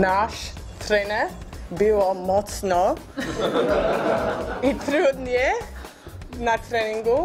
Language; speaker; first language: Polish; non-native, learner; English